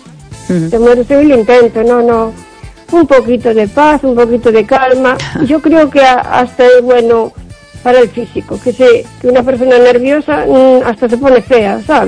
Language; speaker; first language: Spanish; native; Spanish